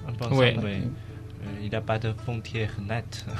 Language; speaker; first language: French; non-native, learner; Chinese